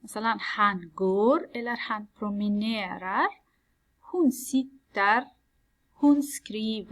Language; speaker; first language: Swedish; non-native, fluent; Persian